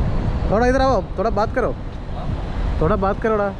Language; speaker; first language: Hindi; non-native, local second language; Malayalam